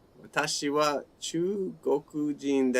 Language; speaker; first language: Japanese; non-native, fluent; English